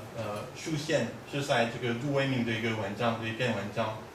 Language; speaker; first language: Chinese; non-native, fluent; French